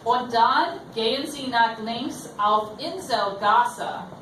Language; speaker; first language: German; non-native, fluent; English